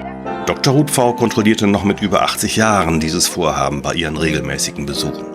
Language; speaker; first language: German; native; German